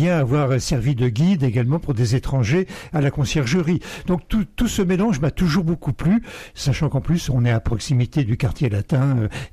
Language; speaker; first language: French; native; French